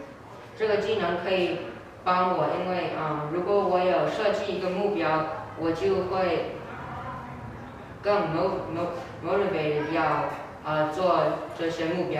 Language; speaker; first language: Chinese; non-native, learner; English